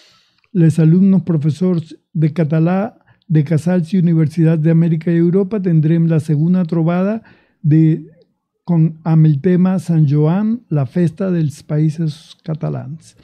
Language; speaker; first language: Catalan; non-native, learner; Spanish